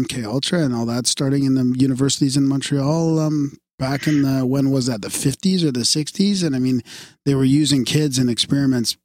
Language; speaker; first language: English; native; English